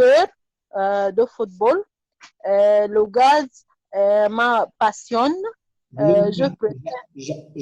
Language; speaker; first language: French; non-native, learner; Arabic